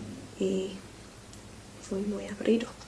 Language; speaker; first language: Spanish; non-native, learner; English